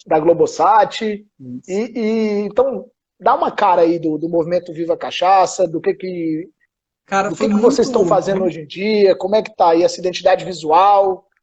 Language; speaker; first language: Portuguese; native; Portuguese